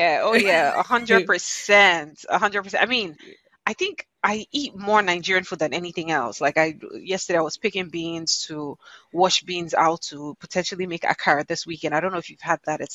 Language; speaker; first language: English; non-native, local second language; Igbo